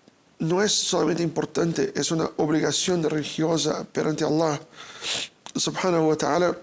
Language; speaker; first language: Spanish; non-native, fluent; Portuguese